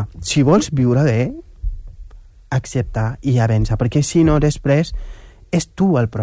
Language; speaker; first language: Catalan; non-native, local second language; Wolof